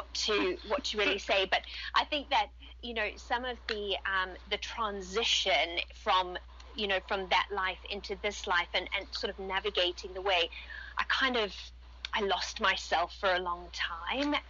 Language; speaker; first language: English; native; English